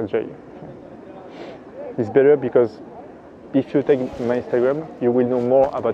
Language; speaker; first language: English; non-native, fluent; French